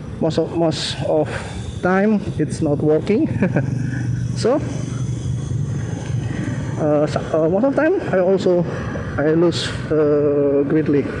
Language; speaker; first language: English; non-native, learner; Indonesian